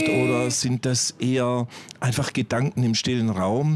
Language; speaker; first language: German; native; German